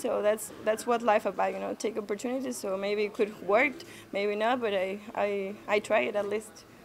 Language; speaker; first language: English; non-native, fluent; Spanish